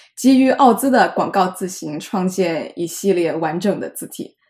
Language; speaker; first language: Chinese; native; Chinese